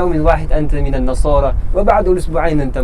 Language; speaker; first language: Arabic; non-native, fluent; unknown